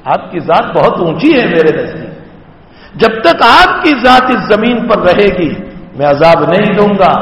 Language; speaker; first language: Urdu; non-native, local second language; Gujarati